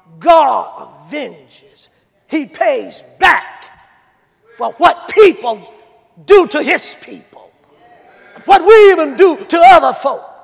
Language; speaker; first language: English; native; English